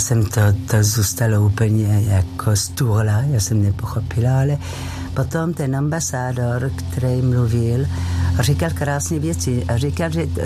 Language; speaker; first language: Czech; non-native, fluent; French